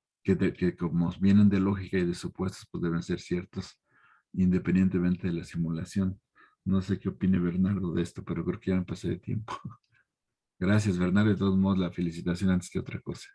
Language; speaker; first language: Spanish; native; Spanish